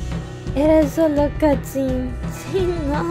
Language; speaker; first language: Spanish; early bilingual, heritage; English